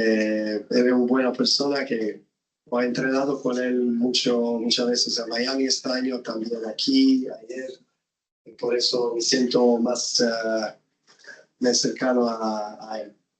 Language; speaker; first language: Spanish; non-native, fluent; Serbian